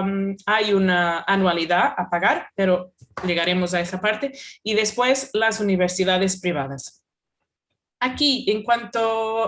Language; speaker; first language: Spanish; non-native, fluent; Portuguese